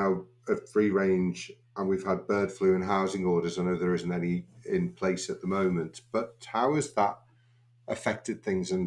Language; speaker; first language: English; native; English